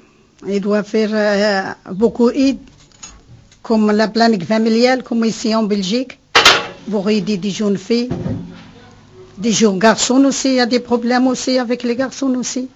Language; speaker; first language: French; non-native, learner; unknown